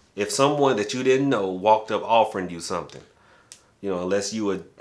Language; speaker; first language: English; native; English